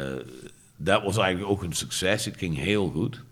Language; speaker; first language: Dutch; non-native, fluent; English